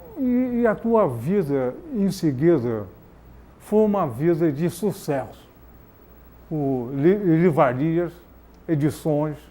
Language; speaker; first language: Portuguese; native; Portuguese